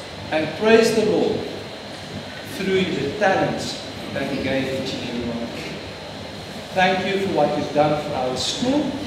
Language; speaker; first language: English; non-native, local second language; Afrikaans